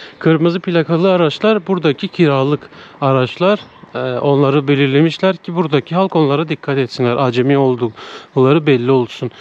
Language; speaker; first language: Turkish; native; Turkish